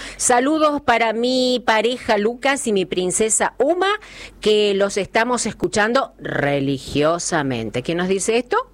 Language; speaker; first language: Spanish; native; Spanish